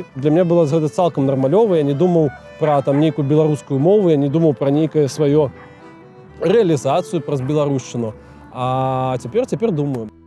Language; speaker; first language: Belarusian; non-native, local second language; Russian